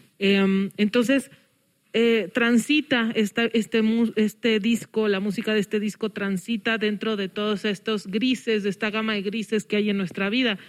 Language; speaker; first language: Spanish; early bilingual, heritage; English